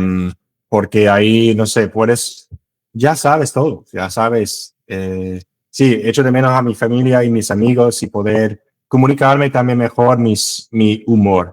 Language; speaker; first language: Spanish; non-native, fluent; English